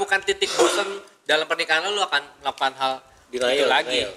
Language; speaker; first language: Indonesian; native; Indonesian